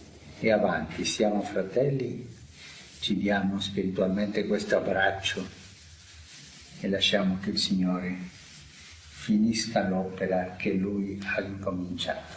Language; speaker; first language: Italian; early bilingual, heritage; Italian